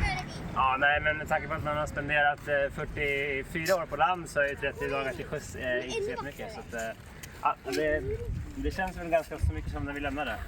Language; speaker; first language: Swedish; native; Swedish